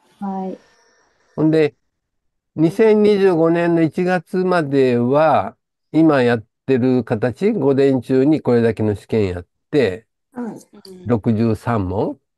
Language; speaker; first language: Japanese; native; Japanese